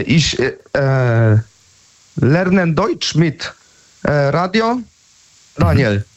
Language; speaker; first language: German; non-native, learner; Polish